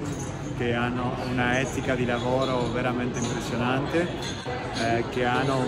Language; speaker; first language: Italian; non-native, fluent; Spanish